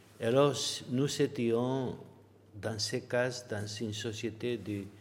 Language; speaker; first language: French; non-native, learner; Spanish